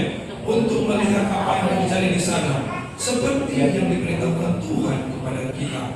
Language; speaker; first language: Indonesian; native; Indonesian